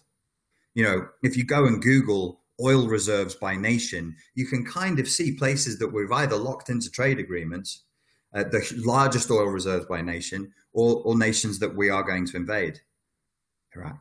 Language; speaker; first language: English; native; English